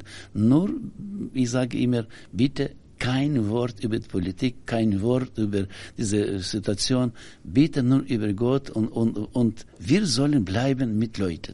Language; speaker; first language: German; non-native, learner; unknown